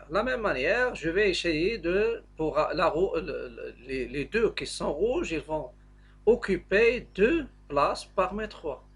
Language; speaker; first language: French; non-native, local second language; Arabic